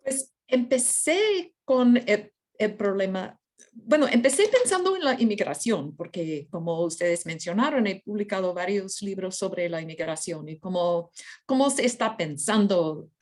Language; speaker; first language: Spanish; non-native, fluent; English